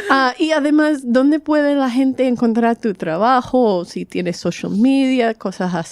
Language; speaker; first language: Spanish; non-native, fluent; English